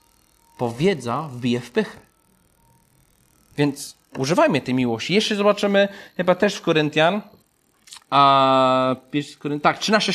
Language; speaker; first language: Polish; non-native, fluent; English